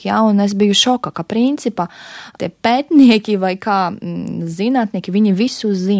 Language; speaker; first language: Latvian; non-native, local second language; Russian